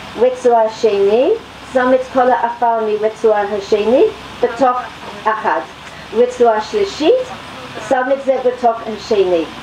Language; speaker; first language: Hebrew; non-native, fluent; English